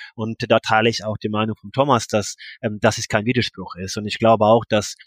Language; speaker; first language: German; non-native, fluent; Norwegian